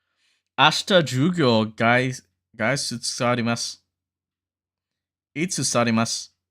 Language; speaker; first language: Japanese; non-native, learner; English